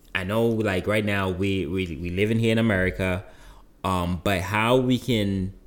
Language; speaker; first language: English; non-native, local second language; Akan